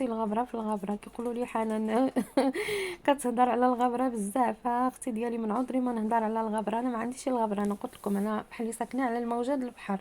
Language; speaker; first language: Arabic; native; Arabic